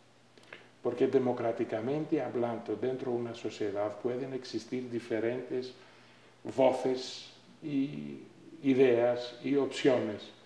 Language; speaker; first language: Spanish; non-native, fluent; Greek